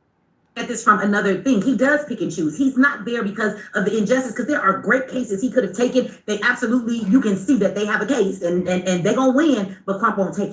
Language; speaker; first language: English; native; English